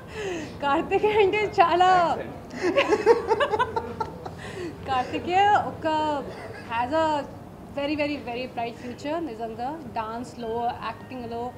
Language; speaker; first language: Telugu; non-native, learner; Hindi